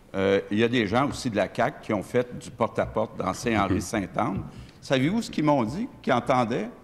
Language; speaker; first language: French; native; French